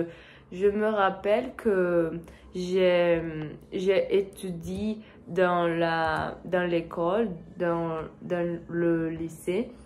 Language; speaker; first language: French; non-native, learner; Portuguese